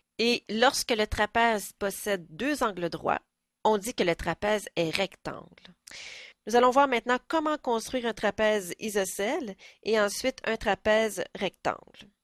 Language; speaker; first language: French; native; French